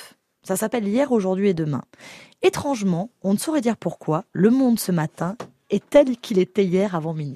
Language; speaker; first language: French; native; French